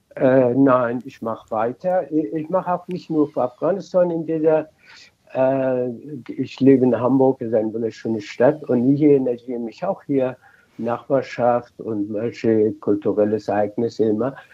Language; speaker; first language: German; non-native, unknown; Persian